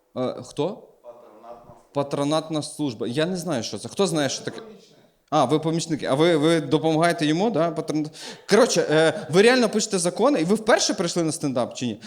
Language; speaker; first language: Ukrainian; native; Ukrainian